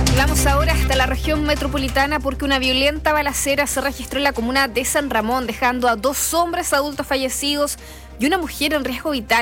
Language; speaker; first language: Spanish; native; Spanish